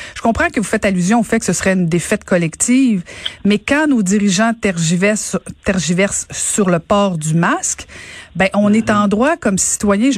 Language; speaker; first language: French; native; French